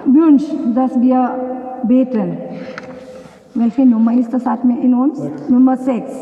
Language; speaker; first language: German; non-native, learner; Malayalam